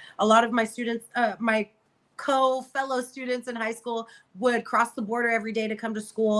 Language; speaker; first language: English; native; English